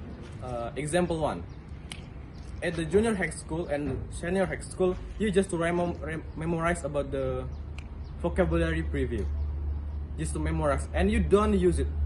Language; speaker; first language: English; non-native, learner; Indonesian